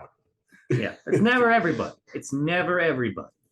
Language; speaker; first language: English; native; English